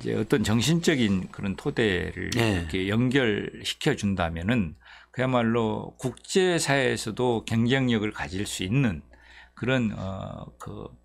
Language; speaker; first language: Korean; native; Korean